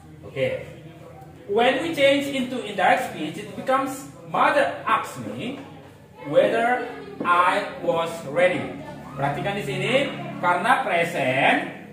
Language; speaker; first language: English; non-native, fluent; Indonesian